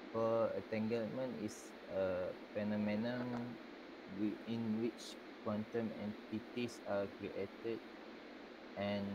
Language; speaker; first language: English; non-native, local second language; Malay